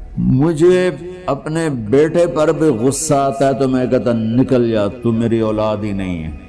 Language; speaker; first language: Urdu; non-native, local second language; Punjabi